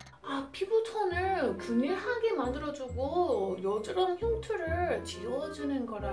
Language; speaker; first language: Korean; non-native, fluent; English